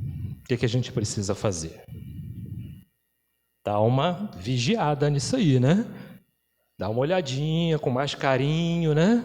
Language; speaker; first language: Portuguese; native; Portuguese